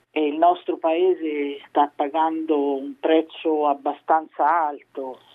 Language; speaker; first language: Italian; native; Italian